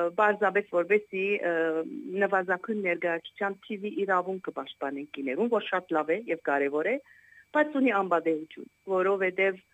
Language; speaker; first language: Armenian; native; Armenian